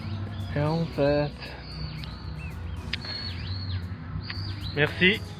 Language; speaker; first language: French; non-native, learner; Mongolian